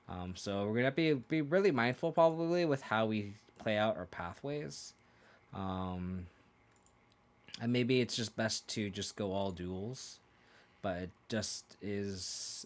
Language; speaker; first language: English; native; English